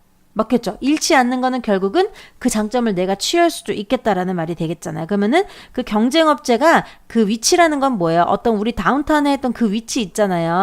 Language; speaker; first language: Korean; native; Korean